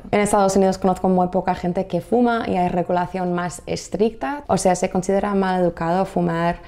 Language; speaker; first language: Spanish; non-native, fluent; English